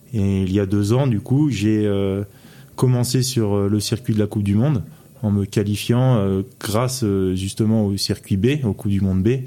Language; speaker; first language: French; native; French